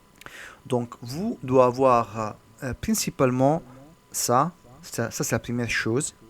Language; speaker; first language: French; non-native, learner; Italian